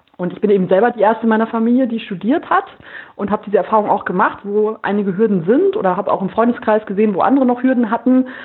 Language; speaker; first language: German; native; German